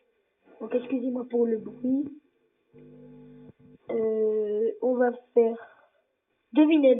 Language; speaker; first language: French; native; French